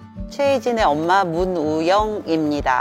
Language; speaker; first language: Korean; native; Korean